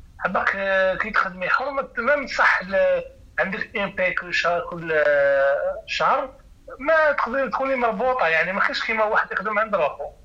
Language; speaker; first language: Arabic; native; Arabic